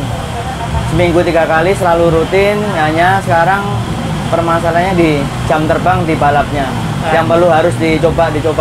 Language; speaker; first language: Indonesian; native; Indonesian